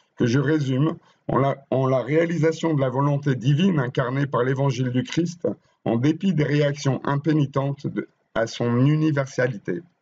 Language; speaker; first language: French; native; French